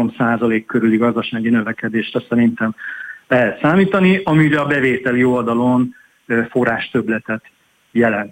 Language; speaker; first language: Hungarian; native; Hungarian